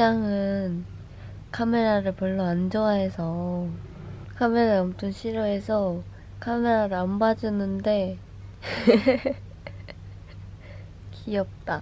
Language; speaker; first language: Korean; non-native, fluent; Japanese